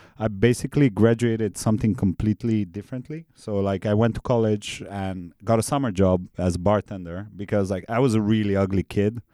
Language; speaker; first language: English; non-native, fluent; Romanian